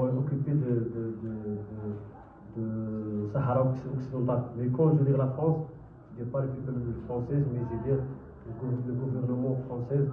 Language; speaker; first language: French; non-native, learner; Arabic